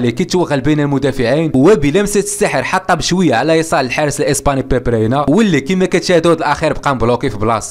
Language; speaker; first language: Arabic; native; Arabic